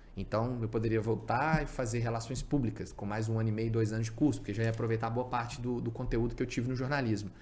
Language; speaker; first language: Portuguese; native; Portuguese